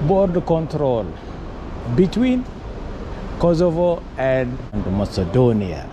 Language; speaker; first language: English; non-native, learner; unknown